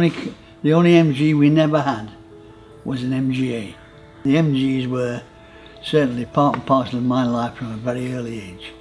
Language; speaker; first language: English; native; English